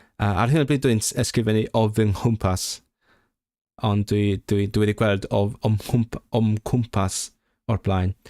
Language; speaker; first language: Welsh; non-native, learner; English